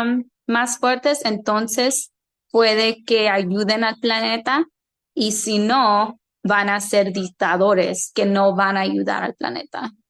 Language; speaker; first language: Spanish; early bilingual, heritage; Spanish